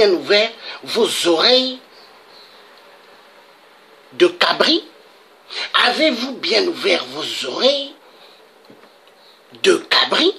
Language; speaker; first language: French; non-native, local second language; Kongo